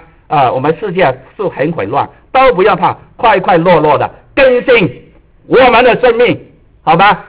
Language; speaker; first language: Chinese; native; Chinese